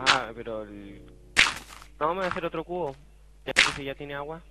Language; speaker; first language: Spanish; native; Spanish